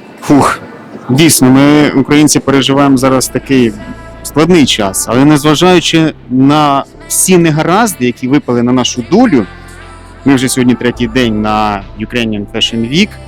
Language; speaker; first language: Ukrainian; native; Ukrainian